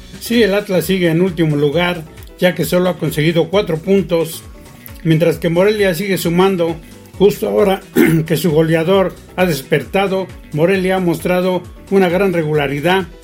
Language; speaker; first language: Spanish; native; Spanish